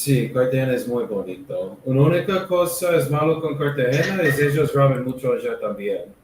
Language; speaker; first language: Spanish; non-native, learner; English